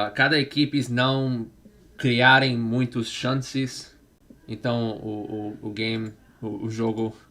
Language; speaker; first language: Portuguese; non-native, learner; English